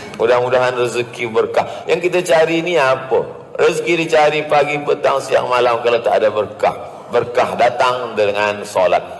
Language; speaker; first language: Malay; native; Malay